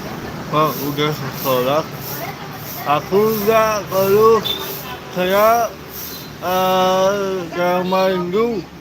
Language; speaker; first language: Indonesian; non-native, local second language; Balinese